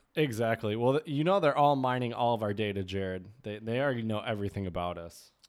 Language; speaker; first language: English; native; English